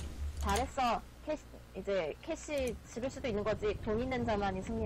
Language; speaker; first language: Korean; native; Korean